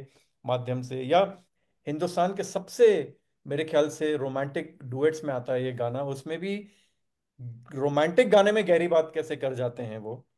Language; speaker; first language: Hindi; native; Hindi